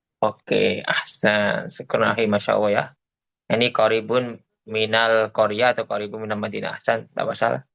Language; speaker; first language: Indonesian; native; Indonesian